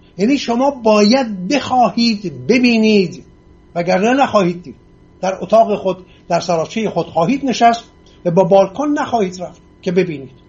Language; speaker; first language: Persian; non-native, local second language; Assyrian Neo-Aramaic